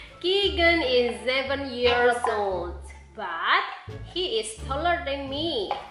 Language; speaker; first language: English; non-native, fluent; Indonesian